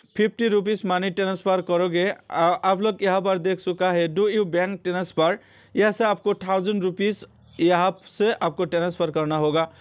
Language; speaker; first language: Hindi; non-native, local second language; Assamese